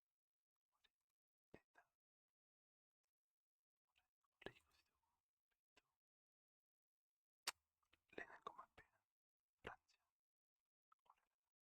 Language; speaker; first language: Basque; non-native, learner; French